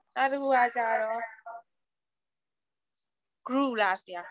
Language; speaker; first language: Korean; non-native, learner; Burmese